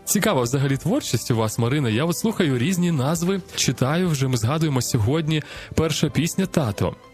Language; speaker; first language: Ukrainian; native; Ukrainian